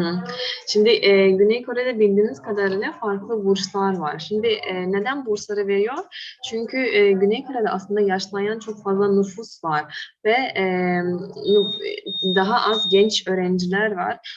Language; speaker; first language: Turkish; non-native, fluent; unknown